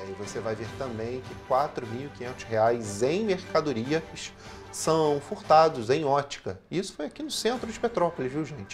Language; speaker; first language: Portuguese; native; Portuguese